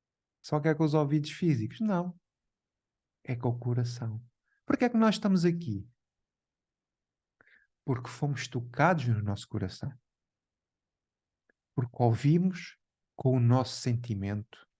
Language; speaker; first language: Portuguese; native; Portuguese